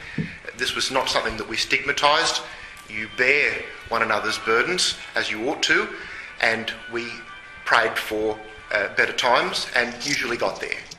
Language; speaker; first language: English; native; English